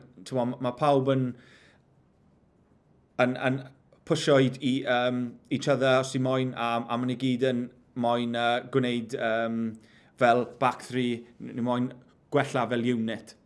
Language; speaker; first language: Welsh; non-native, local second language; English